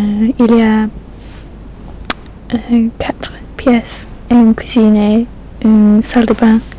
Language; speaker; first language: French; non-native, learner; English